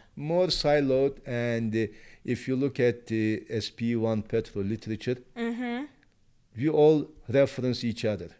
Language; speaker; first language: English; non-native, fluent; Turkish